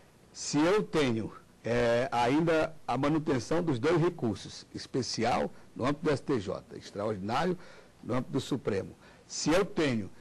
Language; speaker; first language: Portuguese; native; Portuguese